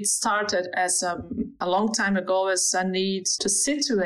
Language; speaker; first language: English; non-native, fluent; Portuguese